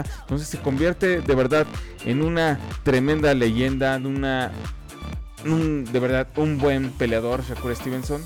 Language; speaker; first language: Spanish; native; Spanish